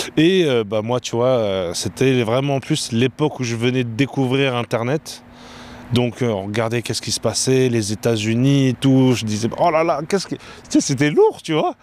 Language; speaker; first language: French; native; French